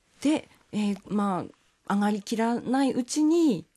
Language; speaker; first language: Japanese; native; Japanese